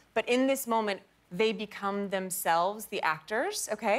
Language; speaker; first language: English; native; English